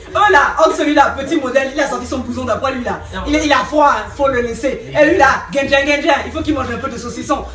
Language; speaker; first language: French; native; French